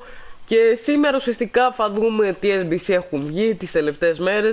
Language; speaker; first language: Greek; native; Greek